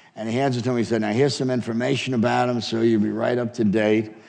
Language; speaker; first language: English; native; English